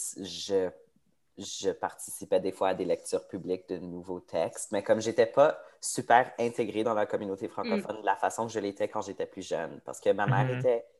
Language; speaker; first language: French; native; French